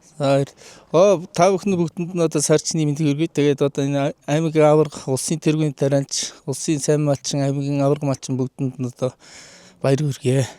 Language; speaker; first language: Mongolian; non-native, local second language; Kazakh